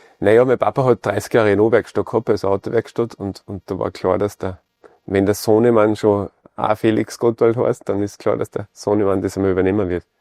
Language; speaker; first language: German; native; German